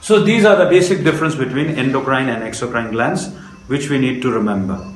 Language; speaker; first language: English; non-native, local second language; Nepali